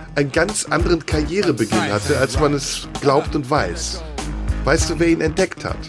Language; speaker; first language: German; native; German